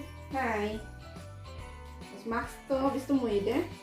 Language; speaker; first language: German; non-native, learner; Filipino